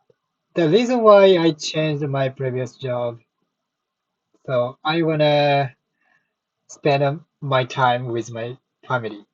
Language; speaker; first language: English; non-native, learner; Japanese